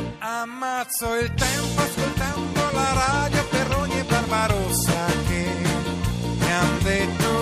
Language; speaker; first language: Italian; native; Italian